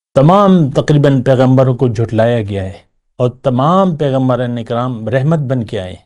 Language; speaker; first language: Urdu; non-native, local second language; Pashto